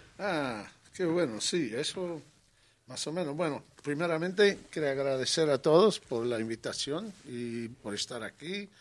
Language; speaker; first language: Spanish; non-native, fluent; English